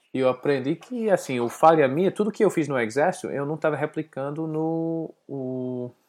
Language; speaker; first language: Portuguese; non-native, fluent; English